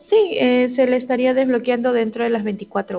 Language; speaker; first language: Spanish; native; Spanish